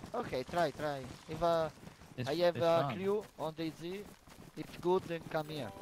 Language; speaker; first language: English; non-native, fluent; Italian